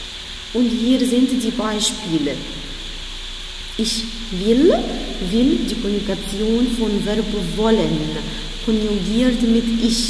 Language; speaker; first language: German; non-native, fluent; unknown